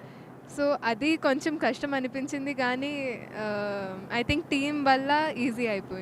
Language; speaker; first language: Telugu; non-native, fluent; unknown